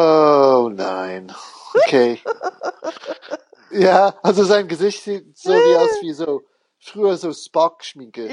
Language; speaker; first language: German; non-native, fluent; English